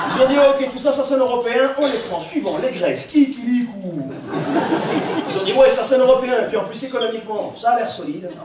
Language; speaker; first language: French; native; French